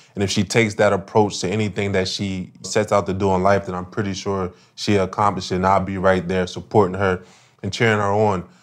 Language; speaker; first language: English; native; English